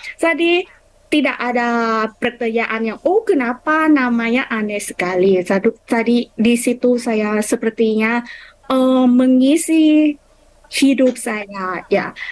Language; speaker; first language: Indonesian; non-native, fluent; Thai